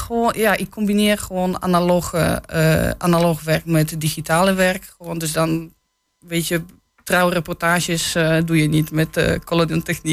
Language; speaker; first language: Dutch; non-native, fluent; Polish